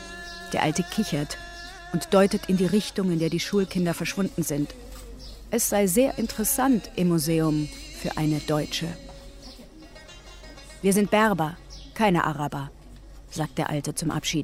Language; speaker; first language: German; native; German